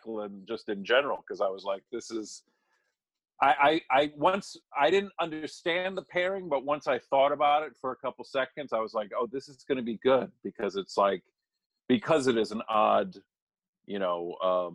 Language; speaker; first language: English; native; English